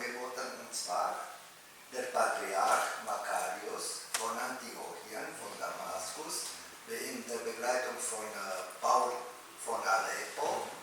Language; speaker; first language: German; non-native, fluent; Romanian